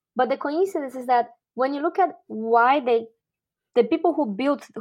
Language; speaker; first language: English; non-native, fluent; Portuguese